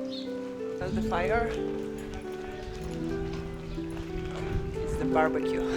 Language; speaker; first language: English; non-native, learner; Polish